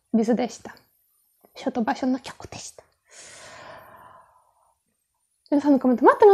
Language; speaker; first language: Japanese; non-native, fluent; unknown